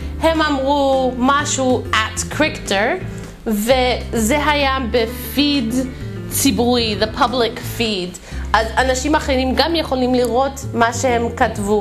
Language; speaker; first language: Hebrew; non-native, fluent; English